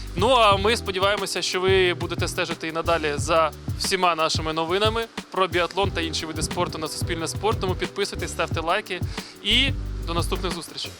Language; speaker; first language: Ukrainian; native; Ukrainian